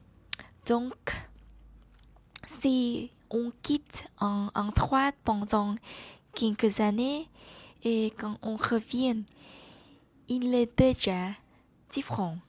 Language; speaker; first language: French; non-native, learner; Vietnamese